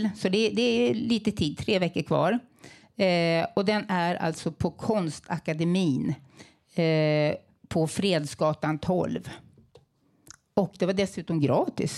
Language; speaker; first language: Swedish; native; Swedish